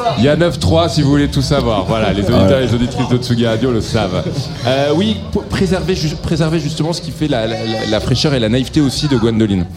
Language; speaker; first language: French; native; French